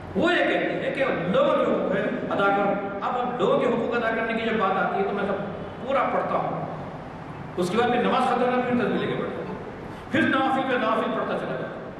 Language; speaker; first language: Urdu; native; Urdu